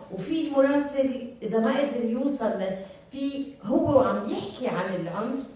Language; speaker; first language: Arabic; early bilingual, heritage; Arabic